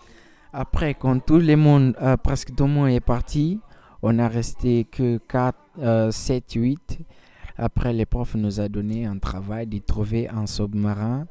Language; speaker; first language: French; non-native, learner; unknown